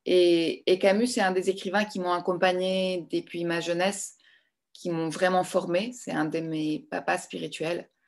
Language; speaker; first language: French; non-native, fluent; Greek